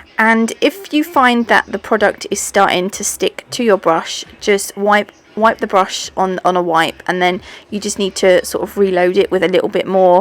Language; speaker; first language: English; native; English